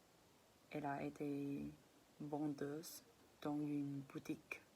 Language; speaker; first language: French; non-native, fluent; Chinese